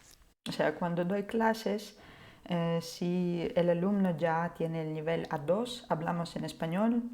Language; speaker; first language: Spanish; non-native, fluent; Ukrainian